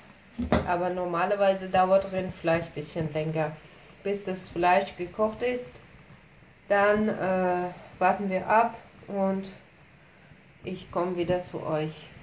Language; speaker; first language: German; non-native, fluent; Persian